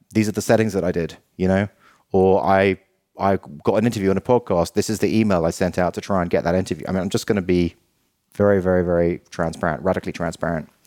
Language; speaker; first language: English; native; English